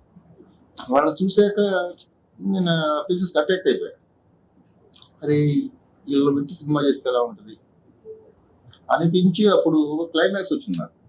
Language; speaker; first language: Telugu; native; Telugu